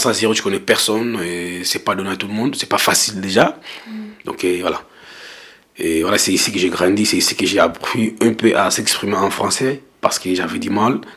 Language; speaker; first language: French; non-native, local second language; Lingala